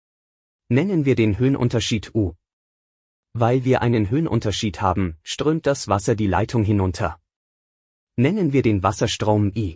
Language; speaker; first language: German; native; German